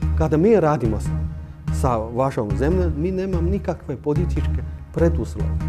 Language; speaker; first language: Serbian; non-native, fluent; Chinese